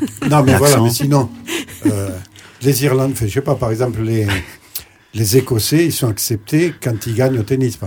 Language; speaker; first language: French; native; French